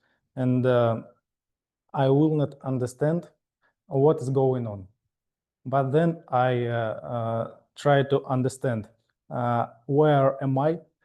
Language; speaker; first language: English; non-native, fluent; Russian